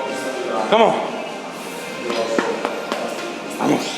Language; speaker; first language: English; non-native, learner; Spanish